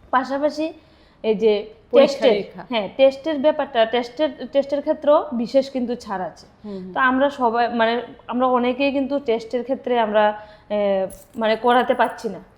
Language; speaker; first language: Bangla; native; Bangla